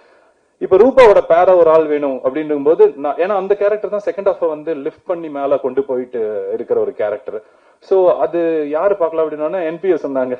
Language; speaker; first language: Tamil; native; Tamil